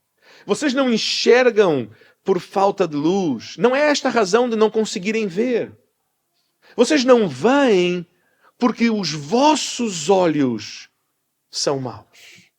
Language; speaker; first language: Portuguese; native; Portuguese